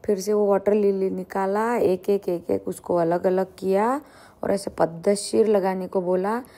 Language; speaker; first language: Hindi; non-native, local second language; Marathi